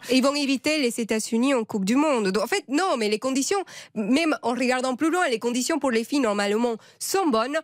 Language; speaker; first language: French; non-native, fluent; Spanish